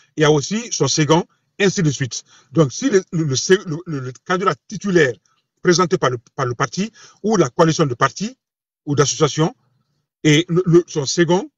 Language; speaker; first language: French; non-native, local second language; Bambara